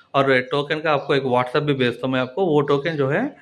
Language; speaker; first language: Hindi; non-native, local second language; Telugu